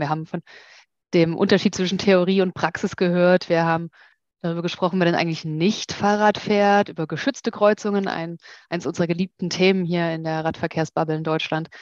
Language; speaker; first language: German; native; German